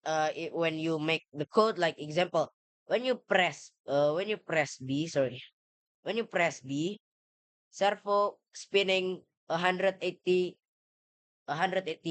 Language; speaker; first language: English; non-native, learner; Indonesian